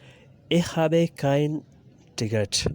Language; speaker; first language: German; non-native, learner; Urdu